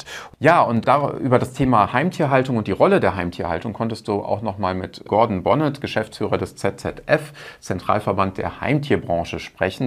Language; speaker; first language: German; native; German